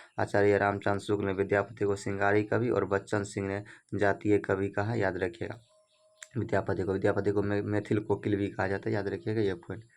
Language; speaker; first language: Hindi; native; Hindi